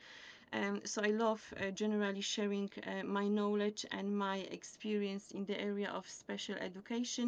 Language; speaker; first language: English; non-native, fluent; Polish